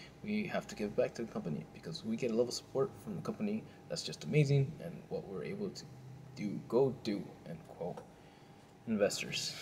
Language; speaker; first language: English; native; English